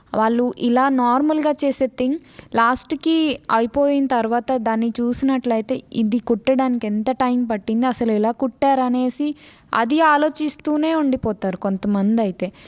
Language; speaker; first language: Telugu; non-native, local second language; Lambadi